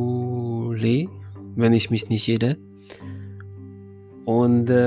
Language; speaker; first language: German; non-native, fluent; Hungarian